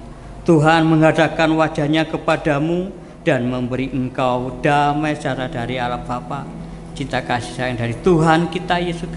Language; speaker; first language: Indonesian; native; Indonesian